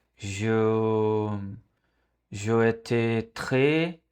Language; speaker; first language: French; non-native, learner; Portuguese